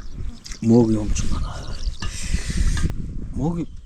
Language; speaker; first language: Korean; non-native, learner; Mongolian